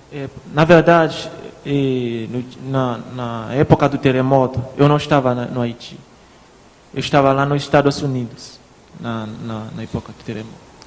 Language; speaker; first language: Portuguese; non-native, fluent; Haitian Creole